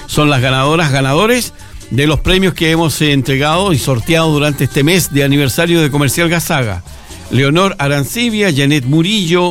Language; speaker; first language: Spanish; native; Spanish